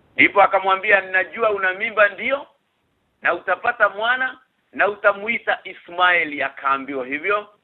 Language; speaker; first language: Swahili; non-native, local second language; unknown